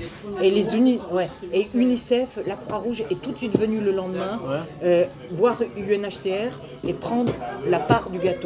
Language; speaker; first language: French; native; French